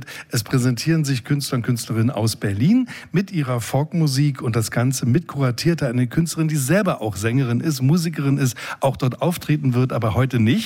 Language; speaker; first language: German; native; German